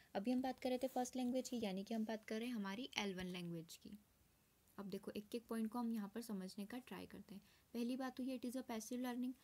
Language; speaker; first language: Hindi; native; Hindi